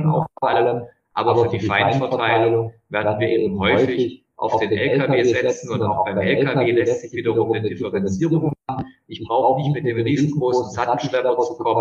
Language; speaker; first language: German; native; German